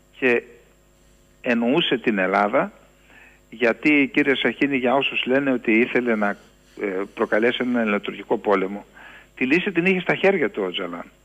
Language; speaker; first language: Greek; native; Greek